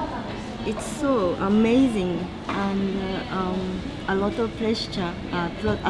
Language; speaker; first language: English; non-native, learner; Japanese